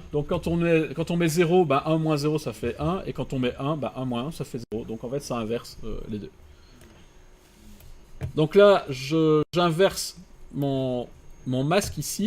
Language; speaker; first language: French; native; French